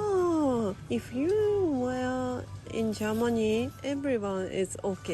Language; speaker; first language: English; non-native, learner; Japanese